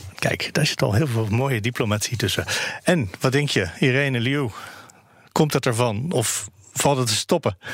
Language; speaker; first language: Dutch; native; Dutch